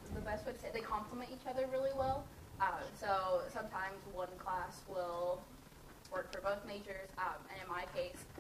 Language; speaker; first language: English; native; English